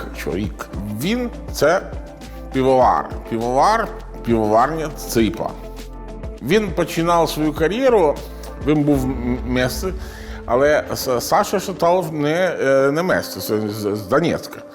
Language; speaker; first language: Ukrainian; non-native, learner; Italian